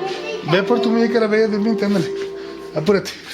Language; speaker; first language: Spanish; native; Spanish